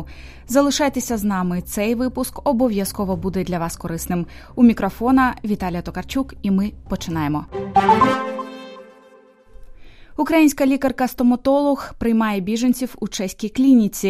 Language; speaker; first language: Ukrainian; native; Ukrainian